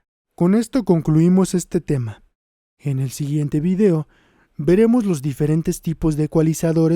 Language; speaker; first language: Spanish; native; Spanish